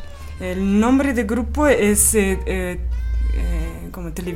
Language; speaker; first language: Spanish; non-native, fluent; Russian